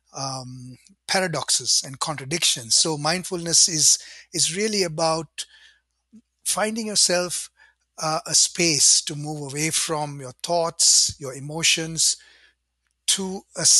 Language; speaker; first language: English; non-native, local second language; Sinhala